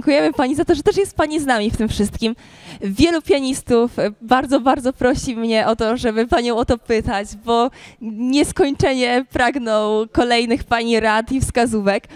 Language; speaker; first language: Polish; native; Polish